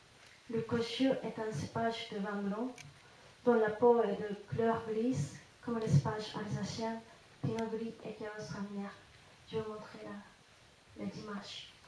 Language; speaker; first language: French; non-native, fluent; Japanese